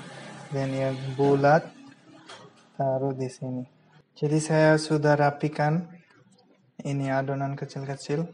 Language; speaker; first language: Indonesian; non-native, fluent; Bangla